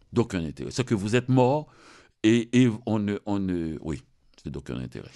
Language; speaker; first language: French; non-native, local second language; Haitian Creole